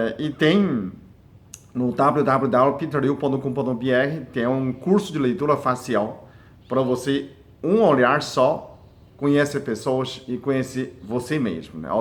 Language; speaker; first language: Portuguese; non-native, fluent; Chinese